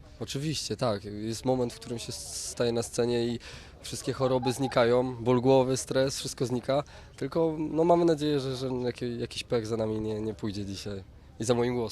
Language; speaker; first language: Polish; native; Polish